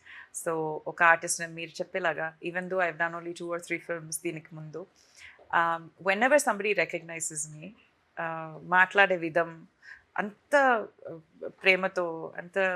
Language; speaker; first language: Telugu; non-native, fluent; Tamil